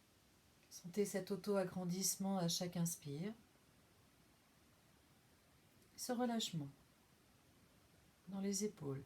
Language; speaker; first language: French; native; French